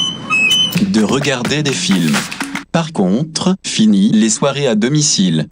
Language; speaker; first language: French; native; French